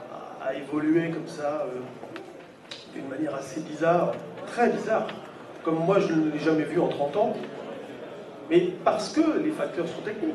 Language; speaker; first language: French; native; French